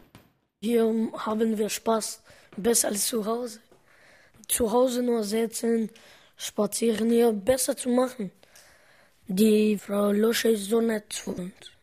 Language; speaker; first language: German; non-native, learner; Romany